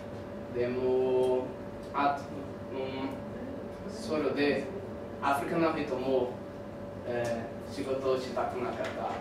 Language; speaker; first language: Japanese; non-native, learner; Portuguese